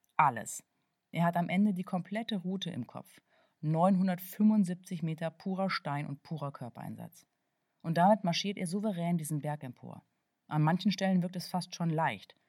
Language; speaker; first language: German; native; German